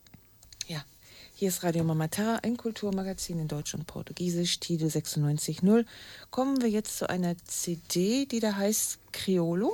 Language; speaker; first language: German; native; German